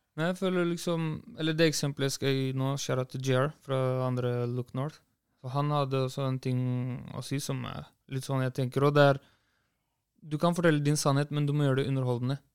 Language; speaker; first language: Norwegian; early bilingual, other home language; Kurdish